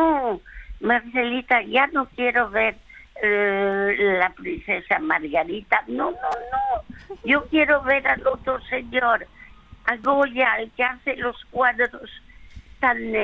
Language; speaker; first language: Spanish; early bilingual, other home language; French